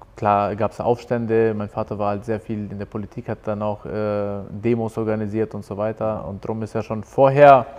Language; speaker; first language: German; early bilingual, other home language; Albanian